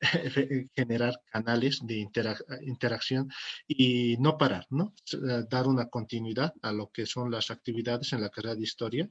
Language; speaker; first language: Spanish; native; Spanish